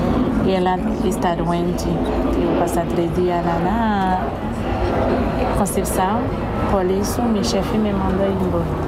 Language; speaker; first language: Portuguese; non-native, learner; Haitian Creole